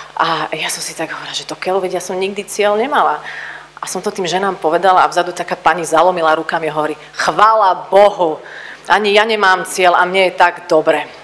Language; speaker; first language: Slovak; native; Slovak